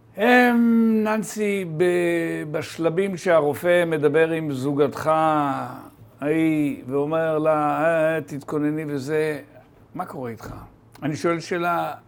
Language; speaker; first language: Hebrew; native; Hebrew